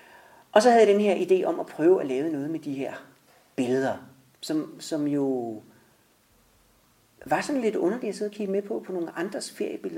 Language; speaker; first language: Danish; native; Danish